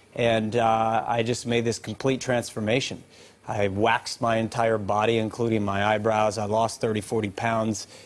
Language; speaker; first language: English; native; English